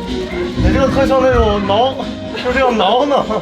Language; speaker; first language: Chinese; native; Chinese